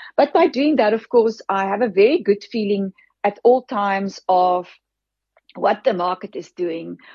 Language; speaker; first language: English; non-native, local second language; Afrikaans